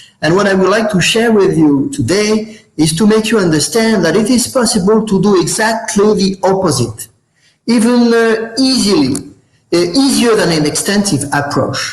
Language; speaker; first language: English; non-native, fluent; French